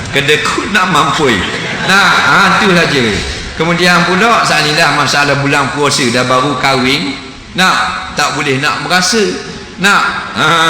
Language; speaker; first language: Malay; native; Malay